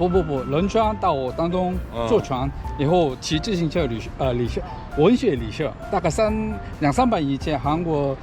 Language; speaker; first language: Chinese; non-native, learner; Korean